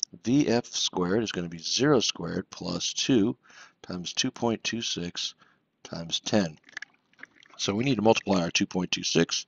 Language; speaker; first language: English; native; English